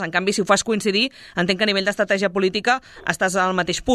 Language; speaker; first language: Catalan; native; Catalan